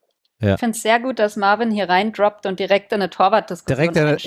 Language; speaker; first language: German; native; German